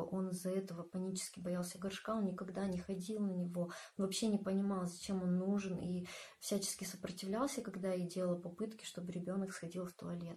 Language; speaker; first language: Russian; native; Russian